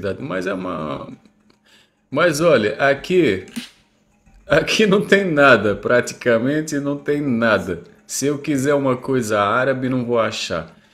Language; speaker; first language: Portuguese; non-native, fluent; Arabic